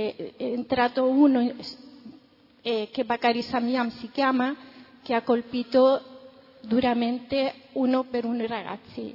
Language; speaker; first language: Italian; non-native, fluent; Spanish